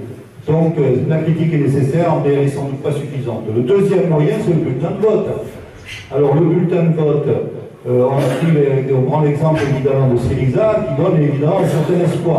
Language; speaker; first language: French; native; French